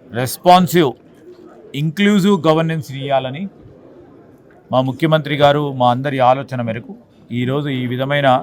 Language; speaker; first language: Telugu; native; Telugu